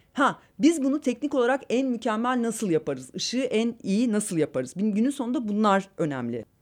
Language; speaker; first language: Turkish; native; Turkish